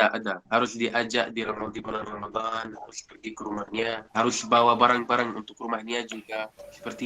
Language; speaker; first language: Indonesian; non-native, fluent; Arabic